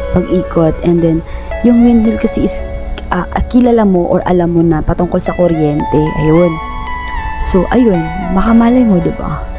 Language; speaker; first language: Filipino; non-native, local second language; Bikol